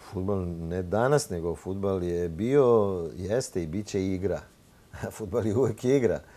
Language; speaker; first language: Serbian; native; Serbian